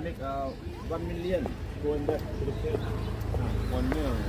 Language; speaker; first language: English; non-native, learner; Vietnamese